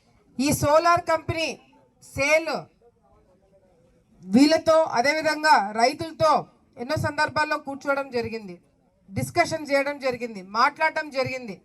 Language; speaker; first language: Telugu; native; Telugu